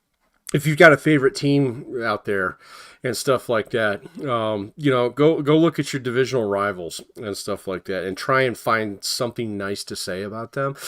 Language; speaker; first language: English; native; English